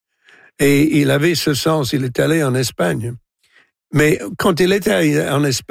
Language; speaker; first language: French; non-native, local second language; English